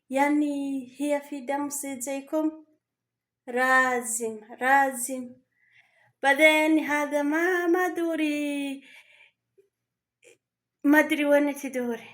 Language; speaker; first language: Arabic; non-native, learner; Kinyarwanda